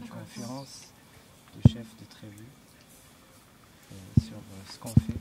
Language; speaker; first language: French; non-native, local second language; Arabic